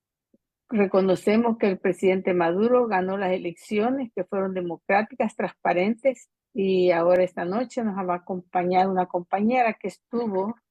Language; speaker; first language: Spanish; native; Spanish